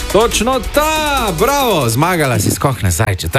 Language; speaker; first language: Slovenian; native; Slovenian